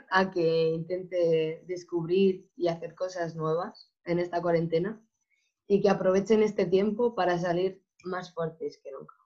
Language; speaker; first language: Spanish; native; Spanish